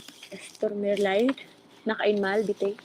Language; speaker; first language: German; non-native, learner; Filipino